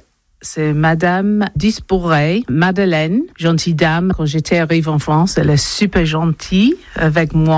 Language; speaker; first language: French; non-native, learner; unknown